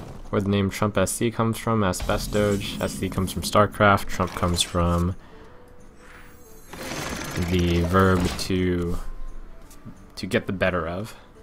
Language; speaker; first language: English; native; English